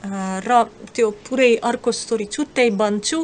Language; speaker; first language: Nepali; non-native, fluent; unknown